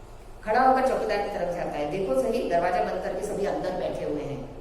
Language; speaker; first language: Hindi; non-native, local second language; Gujarati